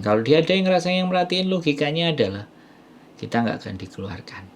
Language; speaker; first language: Indonesian; non-native, local second language; Javanese